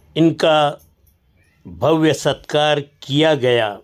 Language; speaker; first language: Hindi; non-native, local second language; Marathi